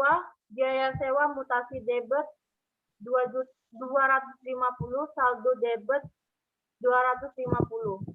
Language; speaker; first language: Indonesian; native; Indonesian